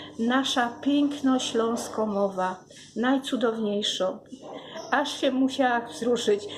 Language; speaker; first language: Polish; native; Polish